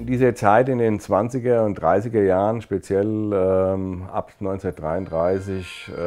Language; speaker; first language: German; native; German